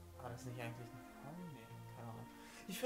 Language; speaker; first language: German; native; German